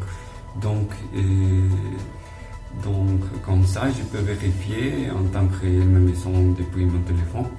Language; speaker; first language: French; non-native, learner; Spanish